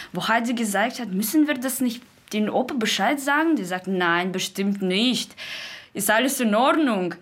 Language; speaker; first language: German; non-native, learner; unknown